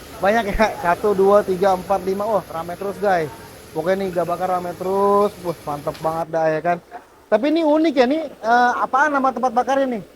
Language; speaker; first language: Indonesian; native; Indonesian